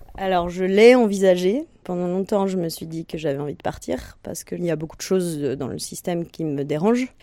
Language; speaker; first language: French; native; French